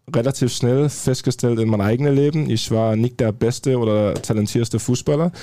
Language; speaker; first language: German; non-native, fluent; Danish